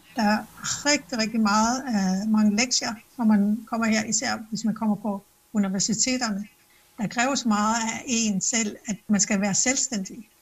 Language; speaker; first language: Danish; non-native, local second language; Kalaallisut